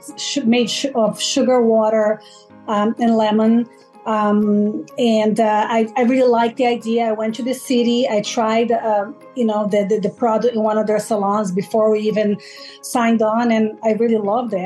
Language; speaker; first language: English; non-native, fluent; Portuguese